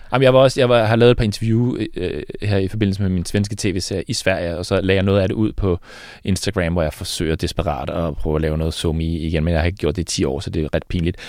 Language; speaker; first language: Danish; native; Danish